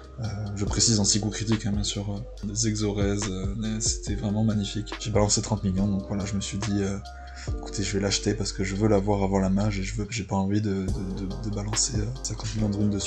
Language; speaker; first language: French; native; French